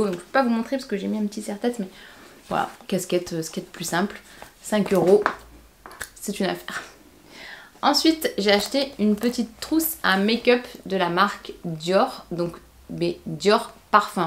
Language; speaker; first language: French; native; French